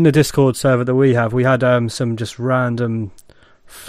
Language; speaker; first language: English; native; English